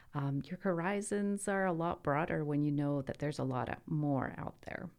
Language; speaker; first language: English; early bilingual, other home language; Italian